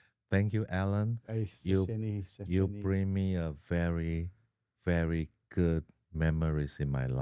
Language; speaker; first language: English; non-native, learner; Chinese